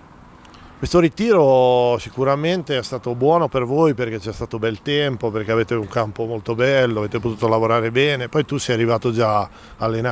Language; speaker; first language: Italian; native; Italian